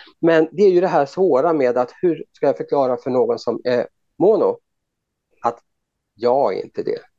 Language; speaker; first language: Swedish; native; Swedish